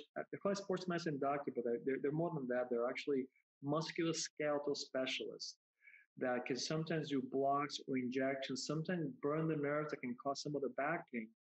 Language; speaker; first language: English; non-native, fluent; Spanish